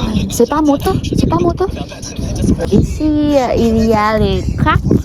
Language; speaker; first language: French; non-native, learner; Vietnamese